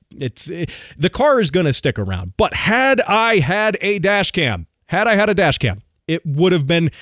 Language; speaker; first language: English; native; English